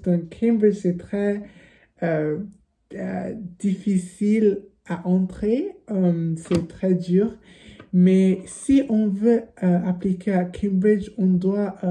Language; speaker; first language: French; non-native, learner; English